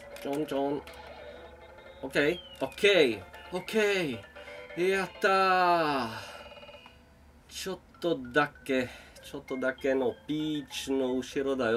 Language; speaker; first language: Japanese; non-native, learner; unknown